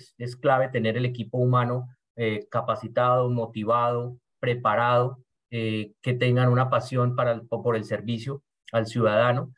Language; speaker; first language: Spanish; native; Spanish